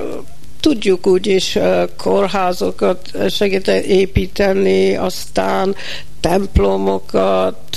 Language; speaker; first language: Hungarian; early bilingual, heritage; Hungarian